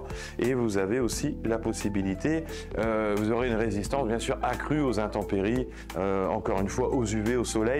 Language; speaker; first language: French; native; French